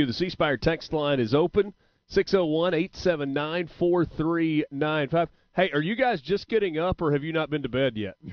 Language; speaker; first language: English; native; English